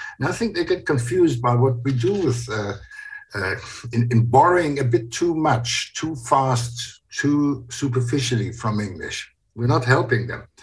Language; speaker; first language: English; non-native, fluent; German